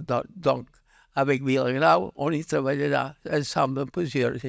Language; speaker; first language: French; non-native, learner; Catalan